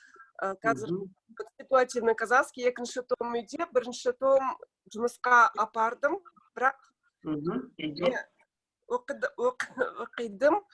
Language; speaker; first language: Kazakh; non-native, local second language; Russian